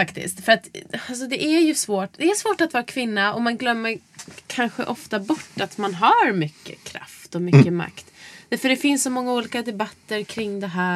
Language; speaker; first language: Swedish; native; Swedish